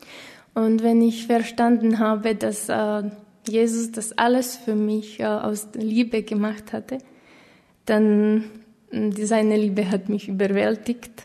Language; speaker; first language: German; non-native, fluent; Slovak